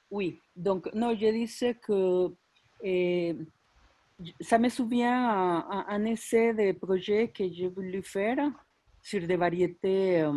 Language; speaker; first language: French; non-native, fluent; Spanish